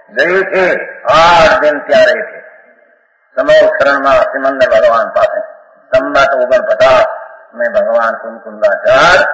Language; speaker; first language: Hindi; non-native, local second language; Gujarati